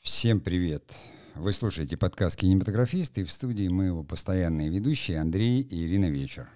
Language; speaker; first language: Russian; native; Russian